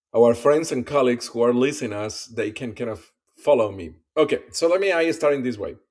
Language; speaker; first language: English; non-native, fluent; Spanish